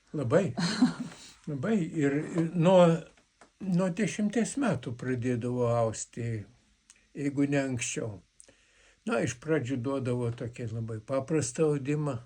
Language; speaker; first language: Lithuanian; native; Lithuanian